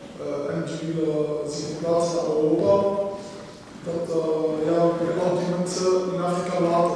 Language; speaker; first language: Dutch; non-native, local second language; French